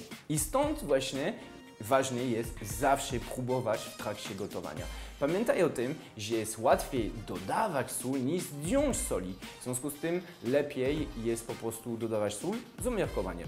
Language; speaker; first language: Polish; non-native, fluent; French